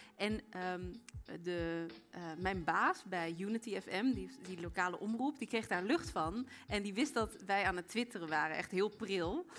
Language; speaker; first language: Dutch; native; Dutch